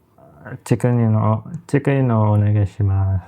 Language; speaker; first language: Japanese; non-native, learner; Indonesian